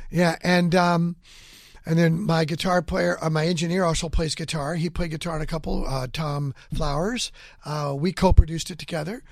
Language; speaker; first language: English; native; English